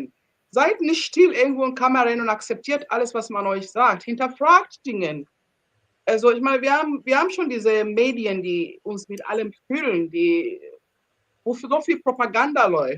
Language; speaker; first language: German; non-native, fluent; Ganda